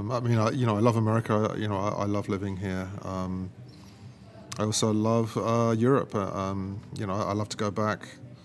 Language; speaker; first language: English; native; English